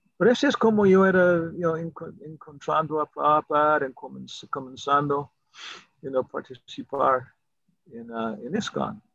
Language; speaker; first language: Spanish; non-native, learner; English